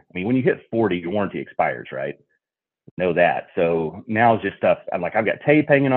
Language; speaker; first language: English; native; English